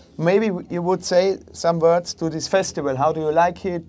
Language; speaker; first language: English; non-native, learner; German